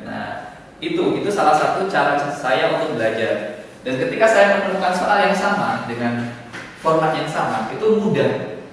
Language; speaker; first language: Indonesian; native; Indonesian